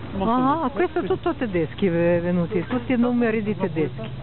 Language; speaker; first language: Italian; non-native, learner; Ukrainian